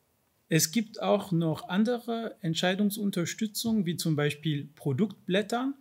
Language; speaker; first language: German; non-native, fluent; French